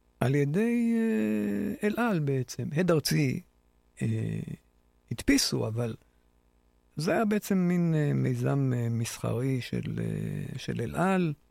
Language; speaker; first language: Hebrew; native; Hebrew